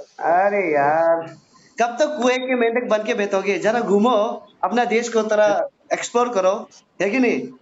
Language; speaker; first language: Hindi; non-native, local second language; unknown